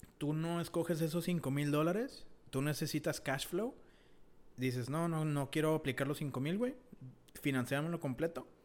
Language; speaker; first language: Spanish; early bilingual, heritage; Spanish